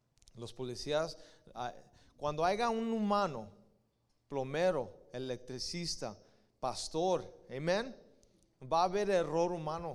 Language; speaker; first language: Spanish; early bilingual, heritage; Spanish